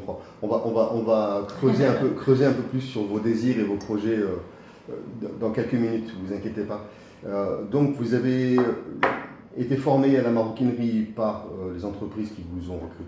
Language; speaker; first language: French; native; French